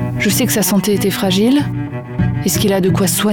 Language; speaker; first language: French; native; French